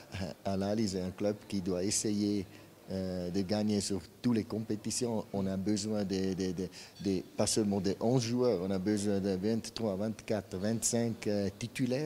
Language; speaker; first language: French; non-native, fluent; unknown